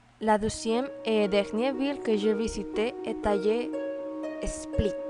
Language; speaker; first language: French; non-native, learner; Spanish